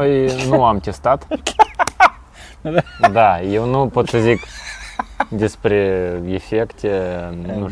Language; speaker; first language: Romanian; non-native, local second language; Russian